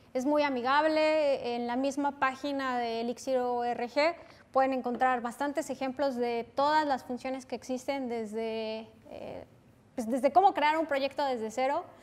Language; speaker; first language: Spanish; native; Spanish